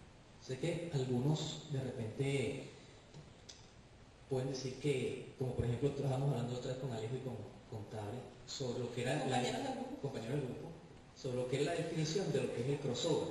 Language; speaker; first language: Spanish; native; Spanish